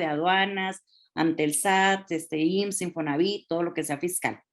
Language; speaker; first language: Spanish; native; Spanish